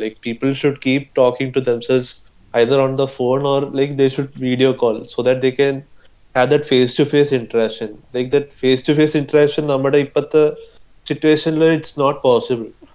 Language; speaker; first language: English; non-native, local second language; Malayalam